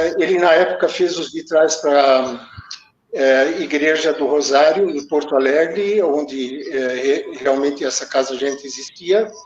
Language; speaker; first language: Portuguese; early bilingual, other home language; German